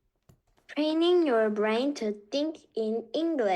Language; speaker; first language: English; non-native, learner; Korean